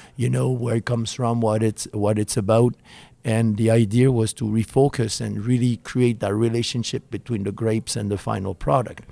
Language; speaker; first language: English; non-native, fluent; French